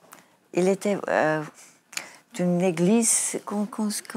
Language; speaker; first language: French; non-native, learner; Afrikaans